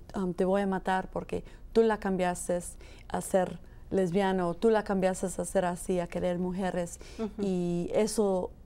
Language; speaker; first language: Spanish; early bilingual, heritage; Spanish